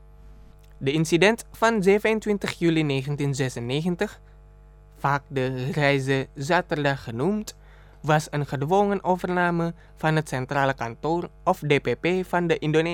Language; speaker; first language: Dutch; non-native, fluent; Indonesian